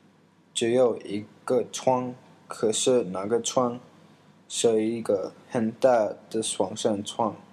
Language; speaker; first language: Chinese; non-native, learner; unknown